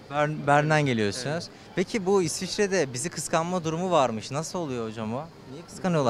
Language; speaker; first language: Turkish; native; Turkish